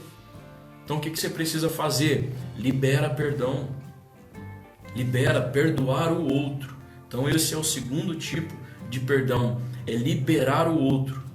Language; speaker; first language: Portuguese; native; Portuguese